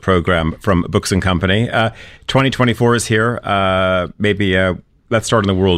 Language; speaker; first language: English; native; English